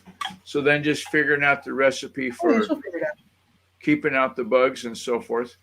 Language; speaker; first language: English; native; English